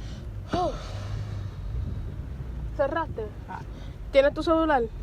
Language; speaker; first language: Spanish; early bilingual, heritage; Spanish